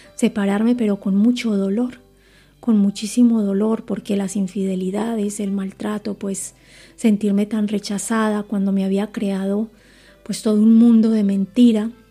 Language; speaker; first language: Spanish; native; Spanish